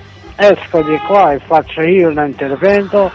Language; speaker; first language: Italian; non-native, fluent; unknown